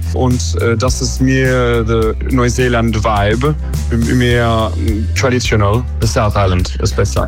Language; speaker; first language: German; non-native, learner; English